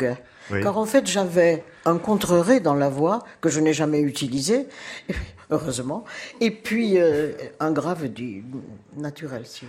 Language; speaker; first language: French; native; French